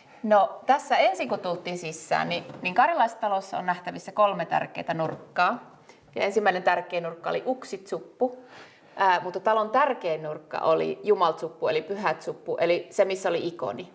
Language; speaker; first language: Finnish; native; Finnish